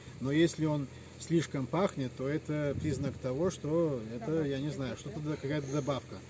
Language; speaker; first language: Russian; non-native, local second language; Adyghe